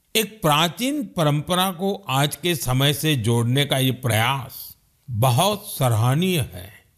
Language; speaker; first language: Hindi; non-native, local second language; Gujarati